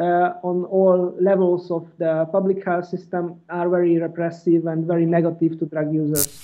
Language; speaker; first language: English; non-native, fluent; Hungarian